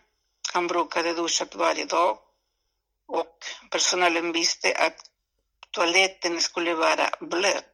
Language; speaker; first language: Swedish; non-native, fluent; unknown